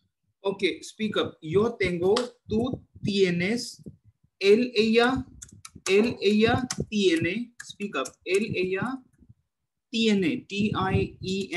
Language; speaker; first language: Spanish; non-native, learner; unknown